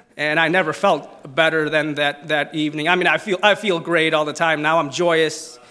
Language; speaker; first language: English; non-native, fluent; Italian